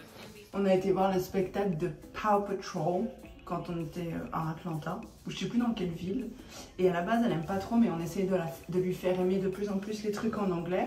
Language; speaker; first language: French; native; French